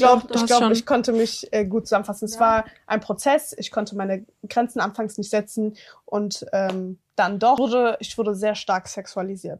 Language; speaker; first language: German; early bilingual, other home language; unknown